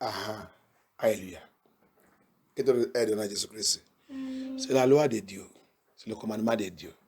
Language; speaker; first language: French; non-native, learner; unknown